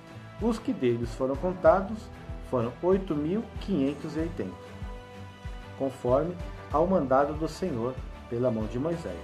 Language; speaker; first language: Portuguese; native; Portuguese